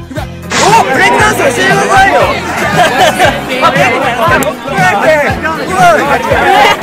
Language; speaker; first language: Japanese; native; Japanese